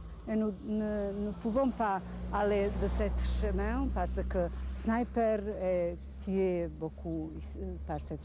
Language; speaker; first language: French; non-native, learner; Bosnian